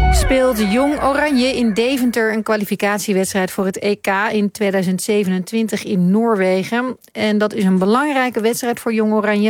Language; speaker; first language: Dutch; native; Dutch